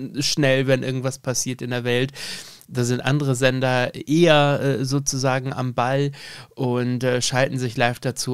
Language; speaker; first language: German; native; German